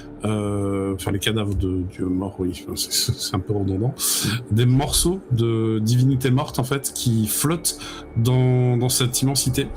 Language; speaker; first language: French; native; French